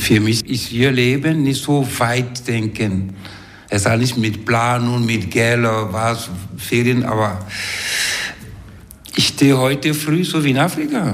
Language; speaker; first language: German; non-native, fluent; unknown